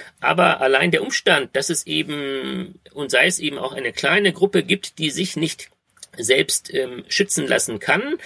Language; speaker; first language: German; native; German